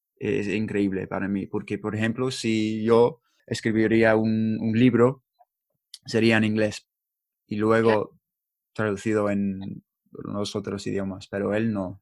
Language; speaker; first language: Spanish; non-native, learner; English